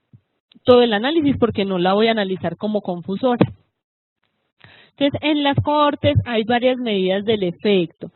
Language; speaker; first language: Spanish; native; Spanish